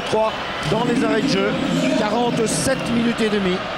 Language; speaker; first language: French; native; French